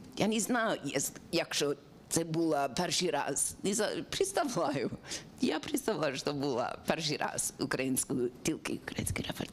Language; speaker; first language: Ukrainian; non-native, learner; English